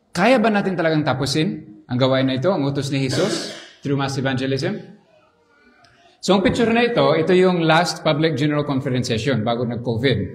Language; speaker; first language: Filipino; non-native, learner; English